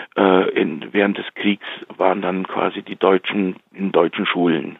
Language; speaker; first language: German; early bilingual, heritage; Slovak